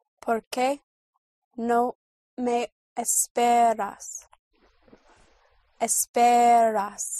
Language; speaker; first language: Spanish; non-native, learner; English